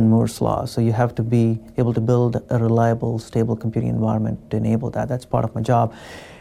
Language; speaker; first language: English; non-native, local second language; Tamil